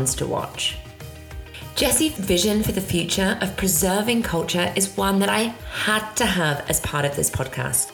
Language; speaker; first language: English; native; English